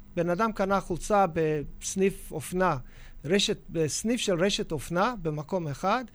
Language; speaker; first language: Hebrew; non-native, fluent; English